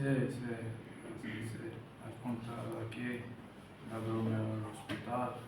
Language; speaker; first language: Spanish; non-native, learner; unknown